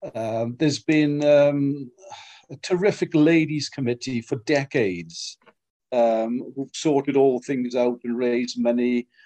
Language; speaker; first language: English; native; English